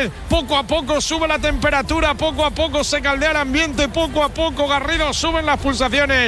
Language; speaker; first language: Spanish; native; Spanish